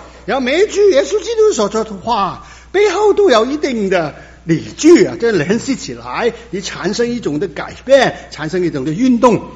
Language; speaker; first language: Chinese; native; Chinese